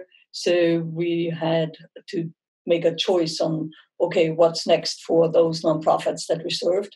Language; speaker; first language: English; non-native, fluent; German